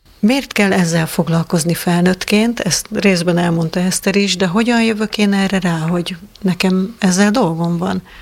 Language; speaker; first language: Hungarian; native; Hungarian